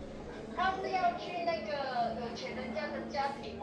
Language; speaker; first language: Chinese; native; Chinese